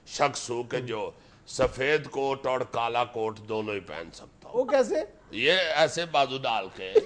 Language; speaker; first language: Urdu; native; Urdu